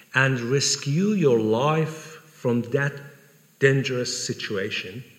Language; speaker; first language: English; non-native, fluent; Persian